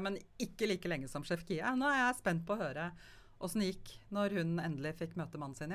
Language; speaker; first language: Norwegian; native; Norwegian